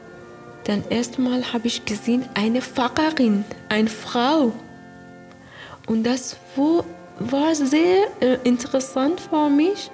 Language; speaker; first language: German; non-native, learner; Persian